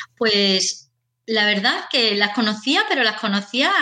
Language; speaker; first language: Spanish; native; Spanish